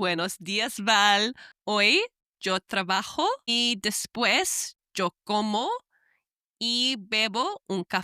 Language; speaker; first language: Spanish; non-native, fluent; English